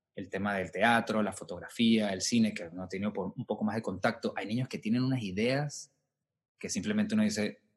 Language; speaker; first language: Spanish; native; Spanish